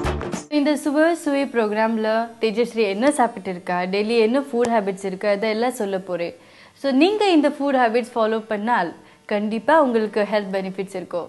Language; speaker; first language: Tamil; non-native, learner; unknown